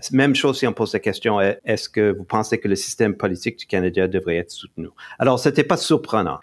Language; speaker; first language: French; non-native, local second language; English